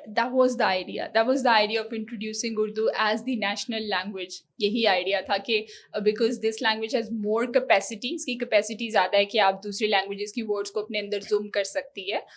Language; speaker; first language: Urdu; non-native, local second language; Northern Hindko